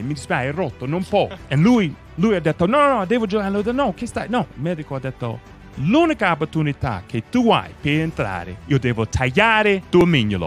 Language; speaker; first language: Italian; non-native, fluent; English